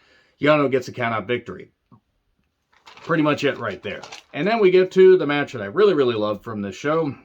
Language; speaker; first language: English; native; English